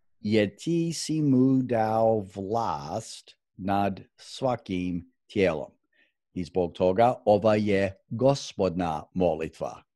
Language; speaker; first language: Croatian; non-native, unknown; English